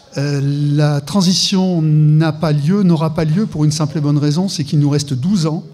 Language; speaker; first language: French; native; French